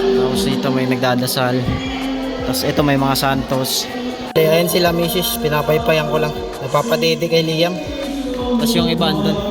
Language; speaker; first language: Filipino; non-native, local second language; Cebuano